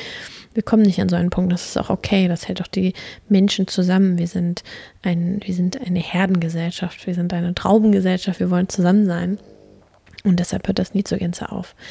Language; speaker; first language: German; native; German